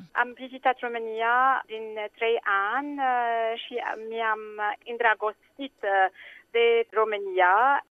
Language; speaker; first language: Romanian; non-native, learner; Arabic